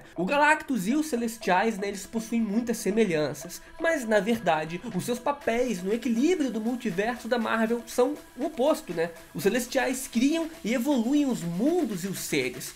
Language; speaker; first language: Portuguese; native; Portuguese